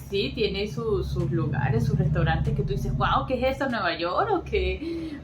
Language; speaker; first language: Spanish; native; Spanish